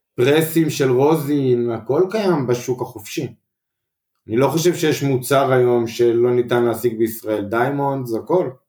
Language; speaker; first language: Hebrew; native; Hebrew